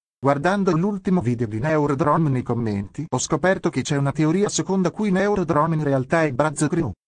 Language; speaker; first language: Italian; native; Italian